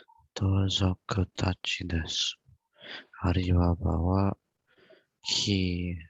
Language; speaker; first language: Japanese; non-native, learner; Indonesian